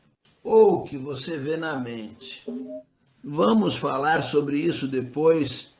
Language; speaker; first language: Portuguese; non-native, fluent; English